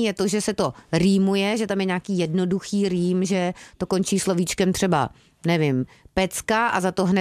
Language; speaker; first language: Czech; native; Czech